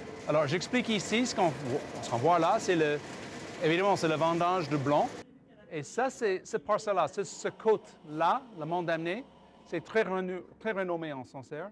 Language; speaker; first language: French; non-native, fluent; English